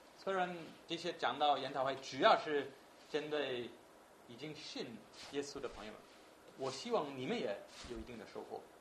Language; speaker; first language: Chinese; non-native, fluent; English